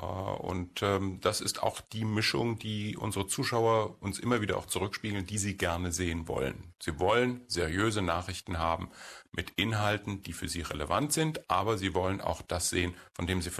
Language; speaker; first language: German; native; German